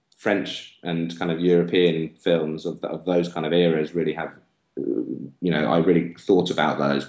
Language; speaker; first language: English; native; English